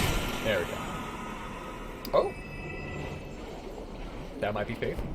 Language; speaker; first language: English; native; English